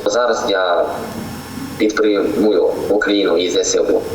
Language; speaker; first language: Ukrainian; non-native, learner; Chinese